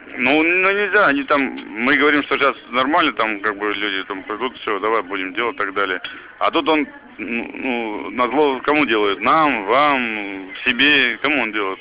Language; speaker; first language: Russian; native; Russian